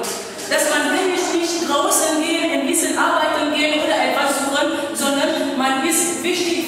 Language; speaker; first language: German; non-native, learner; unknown